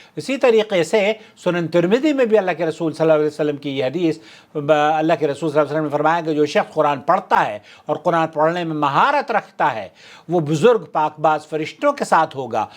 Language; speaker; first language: Urdu; native; Urdu